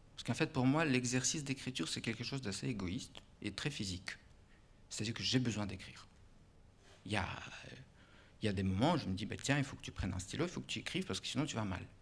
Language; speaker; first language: French; non-native, fluent; Russian